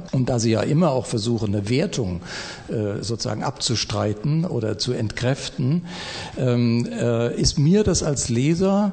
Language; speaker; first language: German; native; German